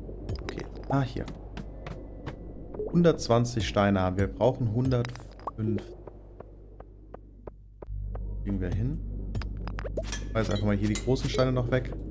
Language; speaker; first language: German; native; German